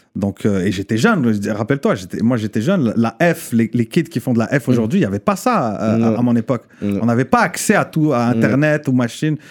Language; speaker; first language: French; non-native, local second language; Arabic